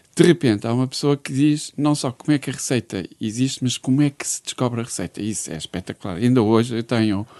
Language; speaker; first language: Portuguese; native; Portuguese